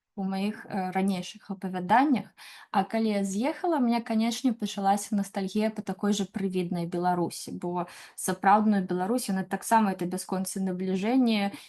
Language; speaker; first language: Belarusian; non-native, local second language; Russian